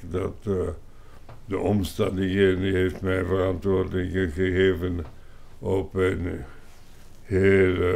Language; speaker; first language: Dutch; non-native, local second language; French